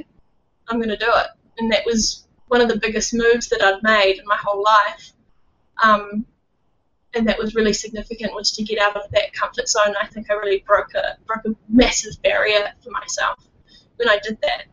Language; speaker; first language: English; native; English